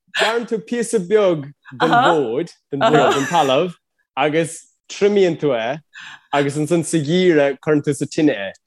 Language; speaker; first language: Irish; native; Irish